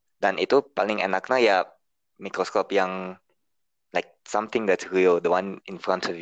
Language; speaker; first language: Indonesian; early bilingual, heritage; Indonesian